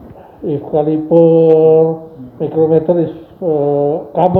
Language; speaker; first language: English; non-native, learner; Indonesian